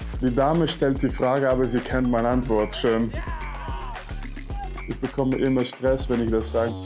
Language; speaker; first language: German; non-native, fluent; French